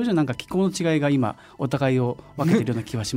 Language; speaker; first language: Japanese; native; Japanese